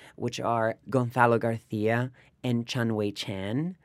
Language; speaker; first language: English; non-native, fluent; Spanish